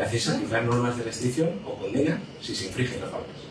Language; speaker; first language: Spanish; native; Spanish